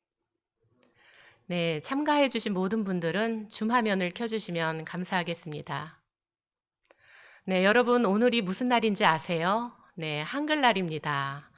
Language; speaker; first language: Korean; native; Korean